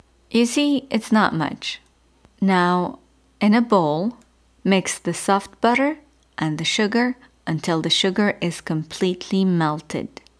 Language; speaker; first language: English; non-native, fluent; Arabic